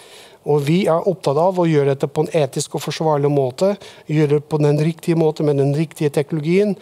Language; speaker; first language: Norwegian; non-native, fluent; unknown